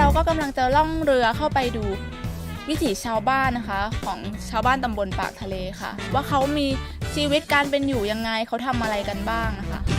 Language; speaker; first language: Thai; native; Thai